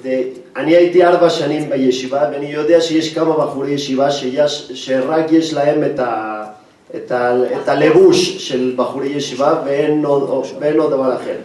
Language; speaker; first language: Hebrew; non-native, fluent; Spanish